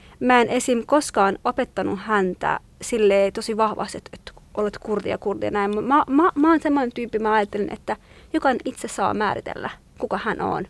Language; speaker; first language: Finnish; non-native, fluent; Kurdish